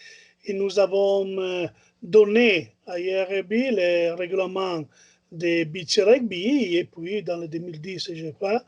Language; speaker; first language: French; non-native, learner; Italian